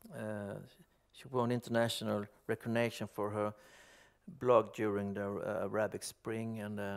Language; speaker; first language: English; non-native, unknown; Swedish